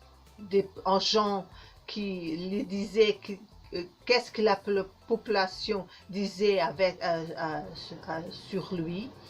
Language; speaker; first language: French; non-native, learner; Portuguese